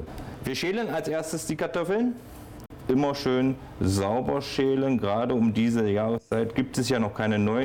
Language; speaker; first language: German; native; German